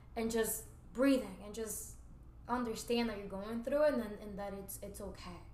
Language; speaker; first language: English; early bilingual, other home language; Spanish